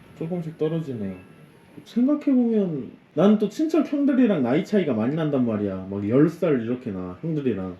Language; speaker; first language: Korean; native; Korean